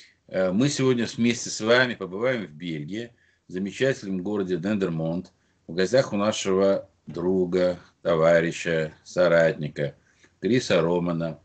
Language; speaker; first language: Russian; native; Russian